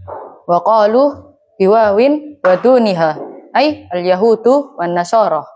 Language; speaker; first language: Arabic; non-native, learner; Indonesian